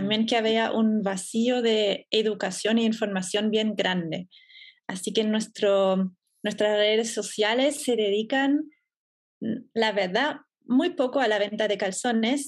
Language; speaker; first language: Spanish; non-native, fluent; German